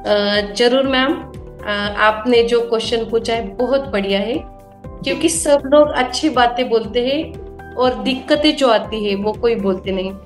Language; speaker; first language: Hindi; native; Hindi